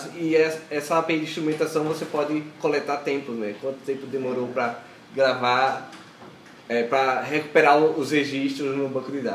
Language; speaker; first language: Portuguese; native; Portuguese